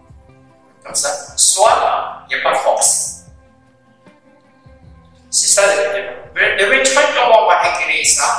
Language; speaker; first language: French; non-native, learner; Chinese